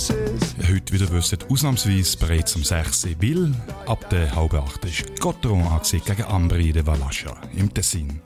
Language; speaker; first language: German; native; German